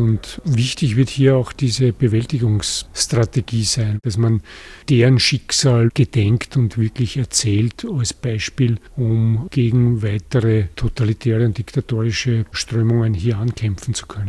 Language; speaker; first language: German; native; German